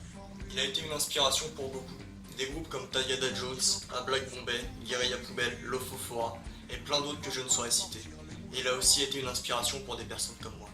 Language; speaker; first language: French; native; French